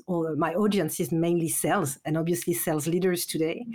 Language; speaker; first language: English; non-native, fluent; French